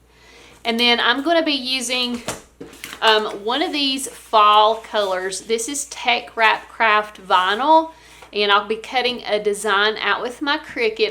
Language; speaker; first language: English; native; English